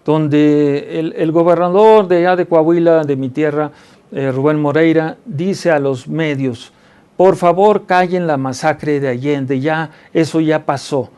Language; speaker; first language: Spanish; native; Spanish